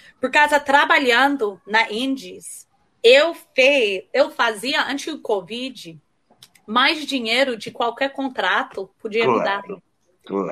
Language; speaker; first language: Portuguese; early bilingual, heritage; Portuguese